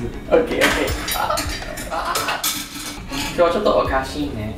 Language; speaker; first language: Japanese; non-native, learner; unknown